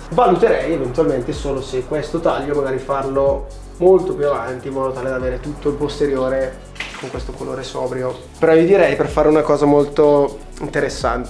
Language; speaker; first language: Italian; native; Italian